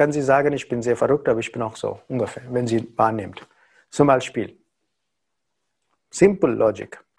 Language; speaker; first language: German; non-native, learner; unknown